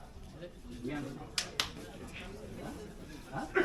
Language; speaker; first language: French; non-native, learner; Arabic